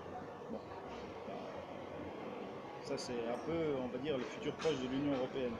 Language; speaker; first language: French; native; French